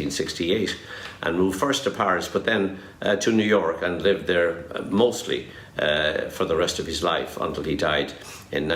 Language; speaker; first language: English; native; English